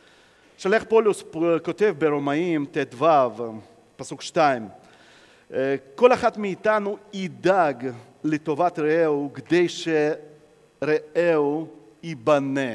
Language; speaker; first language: Hebrew; non-native, fluent; Russian